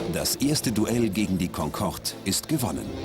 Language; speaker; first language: German; native; German